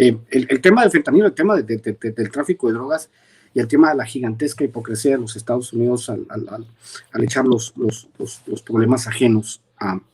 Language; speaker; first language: Spanish; native; Spanish